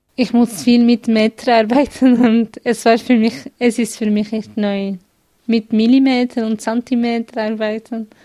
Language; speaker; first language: German; non-native, learner; Kurdish